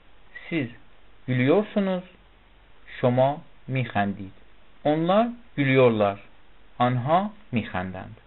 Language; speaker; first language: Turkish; non-native, fluent; Persian